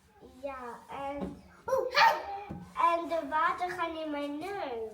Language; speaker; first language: Dutch; early bilingual, other home language; Filipino